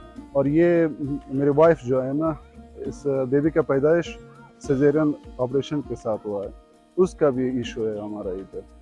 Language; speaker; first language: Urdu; non-native, learner; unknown